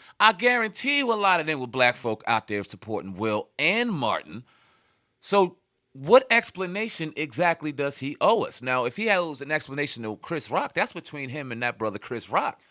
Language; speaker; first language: English; native; English